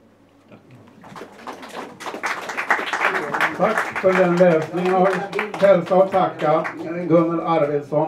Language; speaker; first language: Swedish; native; Swedish